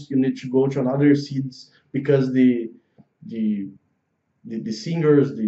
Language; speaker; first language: English; non-native, learner; Portuguese